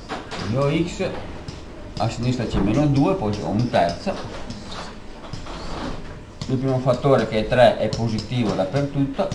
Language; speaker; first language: Italian; native; Italian